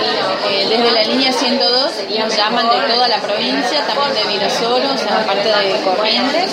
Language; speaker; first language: Spanish; native; Spanish